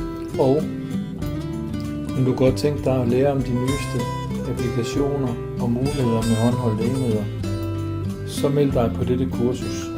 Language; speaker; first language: Danish; native; Danish